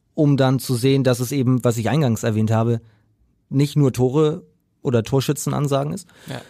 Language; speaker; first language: German; native; German